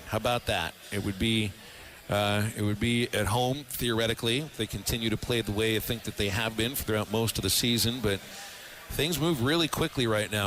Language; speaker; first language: English; native; English